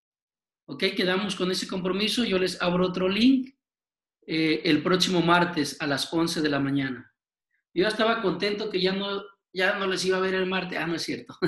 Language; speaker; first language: Spanish; native; Spanish